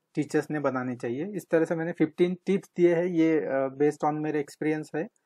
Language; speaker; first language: Hindi; non-native, local second language; Marathi